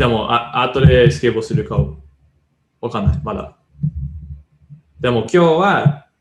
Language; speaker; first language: Japanese; non-native, learner; English